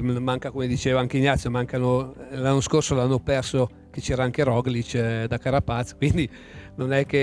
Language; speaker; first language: Italian; native; Italian